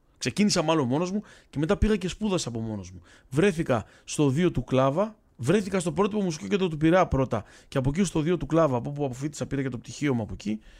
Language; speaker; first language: Greek; early bilingual, other home language; Russian